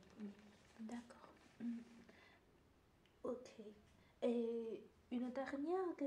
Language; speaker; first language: French; non-native, learner; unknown